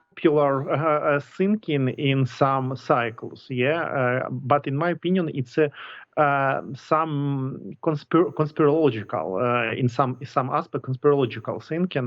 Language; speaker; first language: English; non-native, learner; Ukrainian